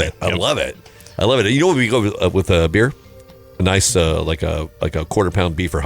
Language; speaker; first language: English; native; English